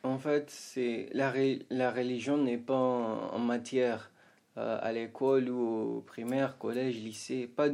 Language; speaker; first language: French; non-native, fluent; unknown